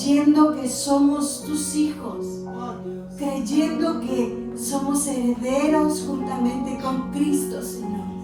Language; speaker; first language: Spanish; native; Spanish